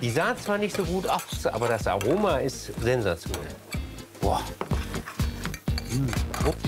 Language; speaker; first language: German; native; German